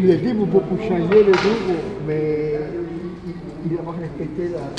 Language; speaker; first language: French; non-native, fluent; Spanish